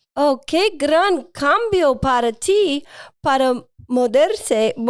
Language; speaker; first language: Spanish; non-native, learner; English